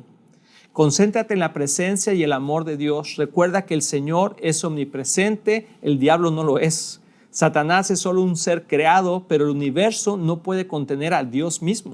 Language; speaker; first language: Spanish; native; Spanish